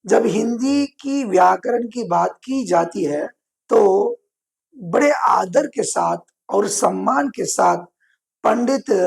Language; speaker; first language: Hindi; non-native, local second language; Telugu